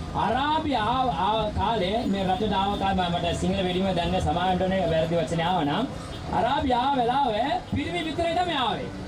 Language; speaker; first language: Sinhala; non-native, local second language; Tamil